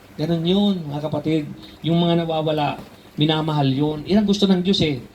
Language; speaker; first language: Filipino; native; Filipino